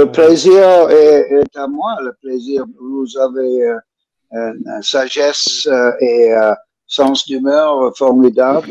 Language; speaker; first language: French; non-native, learner; English